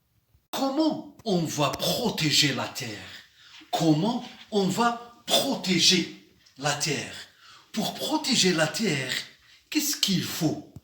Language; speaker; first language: French; non-native, local second language; Arabic